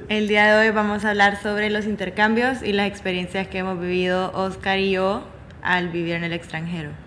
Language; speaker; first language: Spanish; native; Spanish